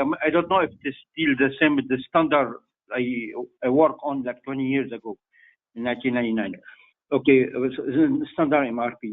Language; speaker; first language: English; non-native, fluent; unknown